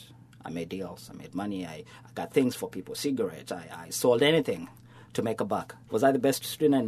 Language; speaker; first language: English; non-native, local second language; Kikuyu